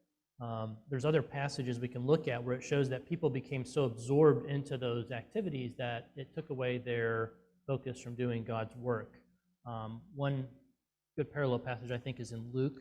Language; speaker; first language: English; native; English